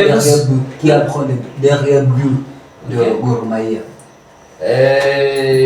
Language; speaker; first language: French; non-native, learner; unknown